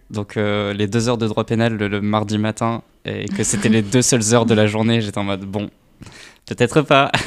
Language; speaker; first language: French; native; French